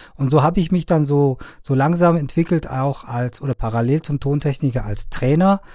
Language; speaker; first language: German; non-native, fluent; Persian